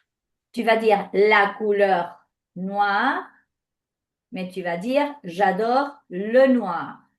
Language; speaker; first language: French; non-native, fluent; Spanish